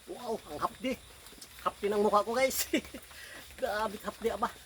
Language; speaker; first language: Filipino; non-native, local second language; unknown